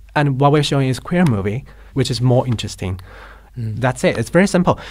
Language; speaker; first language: English; non-native, fluent; Chinese